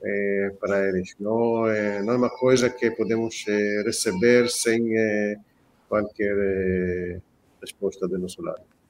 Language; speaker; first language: Portuguese; non-native, fluent; Hebrew